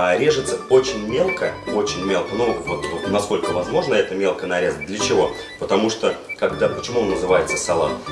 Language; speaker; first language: Russian; native; Russian